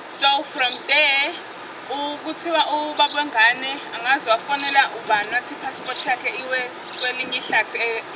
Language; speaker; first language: Zulu; native; Zulu